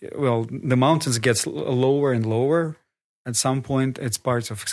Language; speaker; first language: English; non-native, fluent; Kazakh